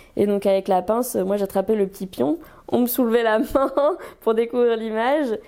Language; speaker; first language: French; native; French